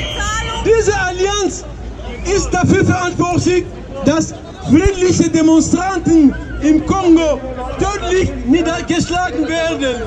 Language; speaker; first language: German; non-native, fluent; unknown